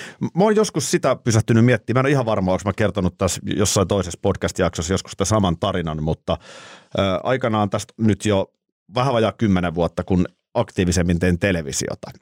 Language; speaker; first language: Finnish; native; Finnish